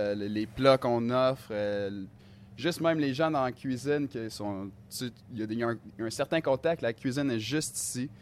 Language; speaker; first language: French; native; French